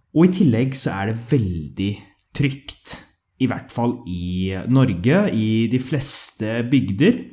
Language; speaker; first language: Norwegian; native; Norwegian